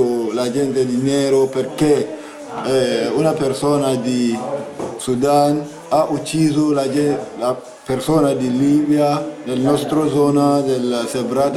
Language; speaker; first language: Italian; non-native, learner; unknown